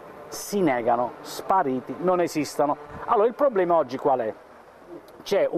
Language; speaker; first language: Italian; native; Italian